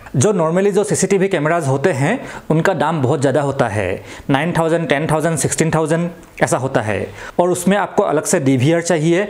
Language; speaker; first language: Hindi; non-native, local second language; Assamese